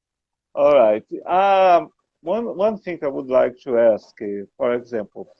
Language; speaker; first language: English; non-native, learner; Portuguese